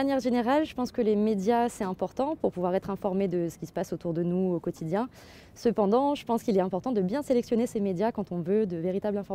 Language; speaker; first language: French; native; French